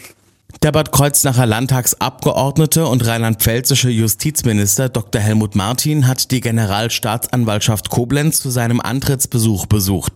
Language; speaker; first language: German; native; German